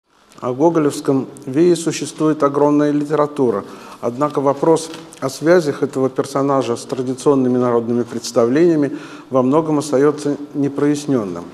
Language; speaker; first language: Russian; native; Russian